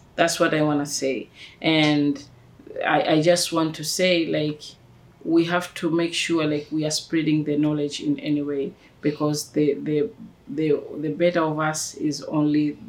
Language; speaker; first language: English; non-native, local second language; Swahili